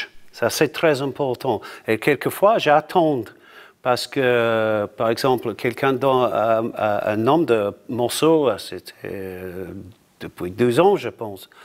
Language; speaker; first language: French; non-native, learner; English